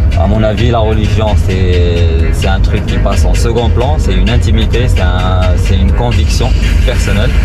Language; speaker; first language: French; non-native, local second language; Arabic